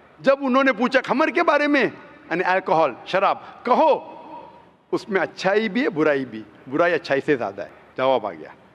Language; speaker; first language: Hindi; non-native, local second language; Konkani